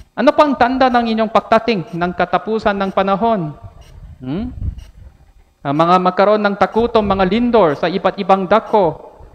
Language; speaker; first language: Filipino; non-native, fluent; Korean